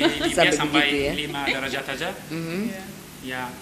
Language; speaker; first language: Indonesian; non-native, learner; Arabic